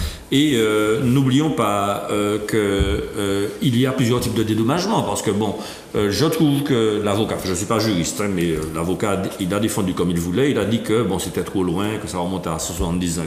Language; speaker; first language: French; native; French